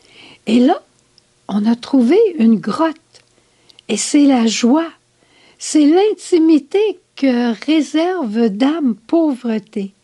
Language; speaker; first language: French; native; French